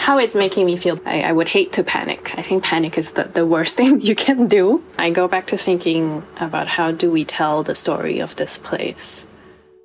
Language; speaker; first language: English; non-native, local second language; Cantonese